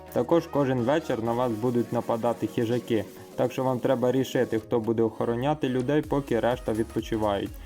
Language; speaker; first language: Ukrainian; native; Ukrainian